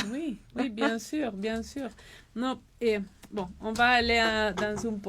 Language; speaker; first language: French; non-native, learner; Spanish